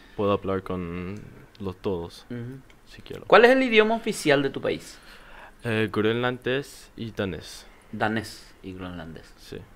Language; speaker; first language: Spanish; non-native, learner; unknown